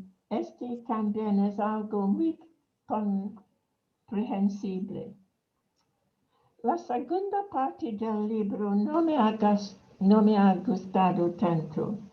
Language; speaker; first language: Spanish; non-native, fluent; English